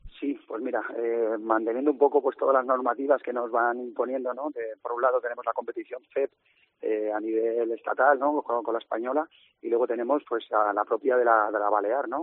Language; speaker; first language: Spanish; native; Spanish